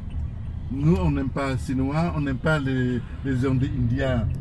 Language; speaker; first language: French; non-native, learner; Indonesian